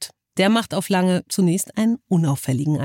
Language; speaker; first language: German; native; German